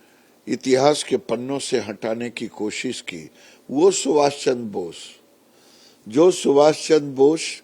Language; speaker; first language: Hindi; native; Hindi